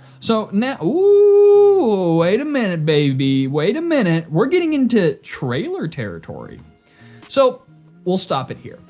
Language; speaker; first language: English; native; English